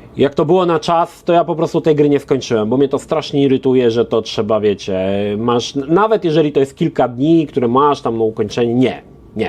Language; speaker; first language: Polish; native; Polish